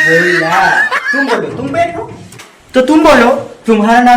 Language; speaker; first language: Hindi; non-native, local second language; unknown